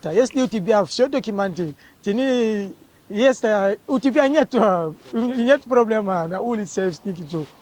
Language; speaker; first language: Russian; non-native, learner; Romanian